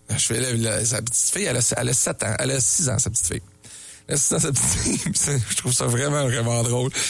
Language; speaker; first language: French; native; French